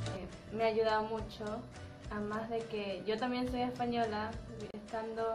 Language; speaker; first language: Spanish; early bilingual, heritage; Spanish